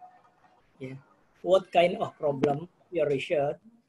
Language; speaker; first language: English; non-native, fluent; Indonesian